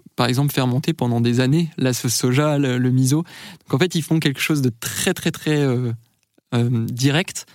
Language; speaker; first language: French; native; French